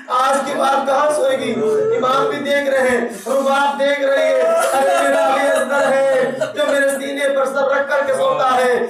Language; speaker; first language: Urdu; native; Urdu